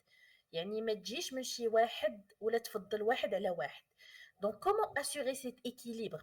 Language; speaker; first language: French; non-native, local second language; Arabic